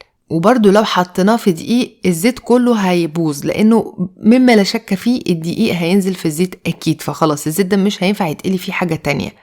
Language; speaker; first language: Arabic; native; Arabic